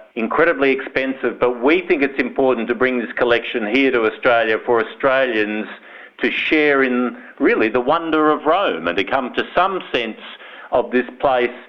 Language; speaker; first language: English; native; English